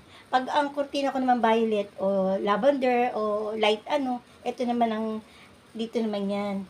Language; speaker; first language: Filipino; native; Filipino